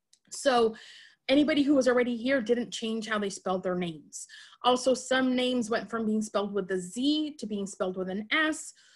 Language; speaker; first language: English; native; English